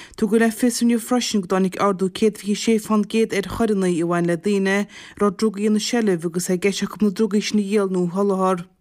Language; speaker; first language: Irish; native; Irish